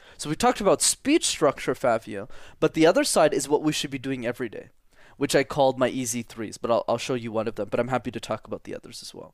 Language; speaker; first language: English; native; English